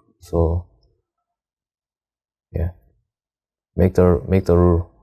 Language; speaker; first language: English; non-native, learner; Korean